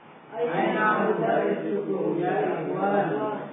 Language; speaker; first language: Arabic; non-native, learner; Indonesian